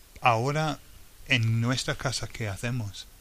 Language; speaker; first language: Spanish; non-native, fluent; English